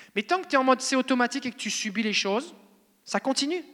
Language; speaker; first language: French; native; French